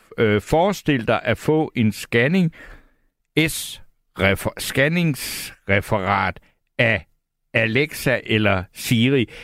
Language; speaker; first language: Danish; native; Danish